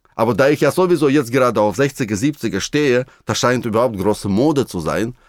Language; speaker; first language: German; non-native, fluent; Russian